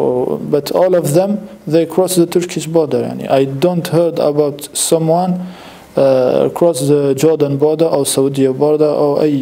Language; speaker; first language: English; non-native, learner; French